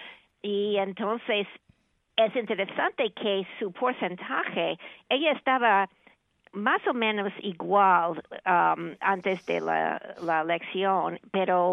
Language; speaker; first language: Spanish; non-native, fluent; English